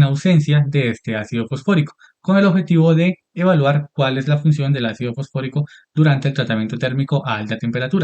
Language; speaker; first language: Spanish; native; Spanish